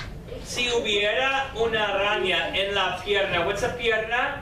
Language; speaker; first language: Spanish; non-native, fluent; English